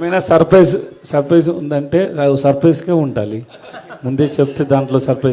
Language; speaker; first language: Telugu; non-native, learner; Tamil